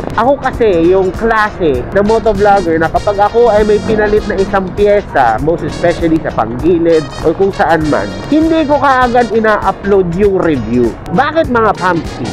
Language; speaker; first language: Filipino; non-native, local second language; Hiligaynon